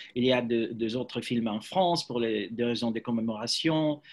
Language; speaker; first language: French; non-native, learner; English